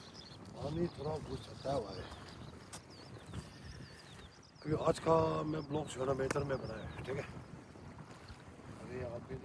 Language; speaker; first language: Hindi; non-native, local second language; Tibetan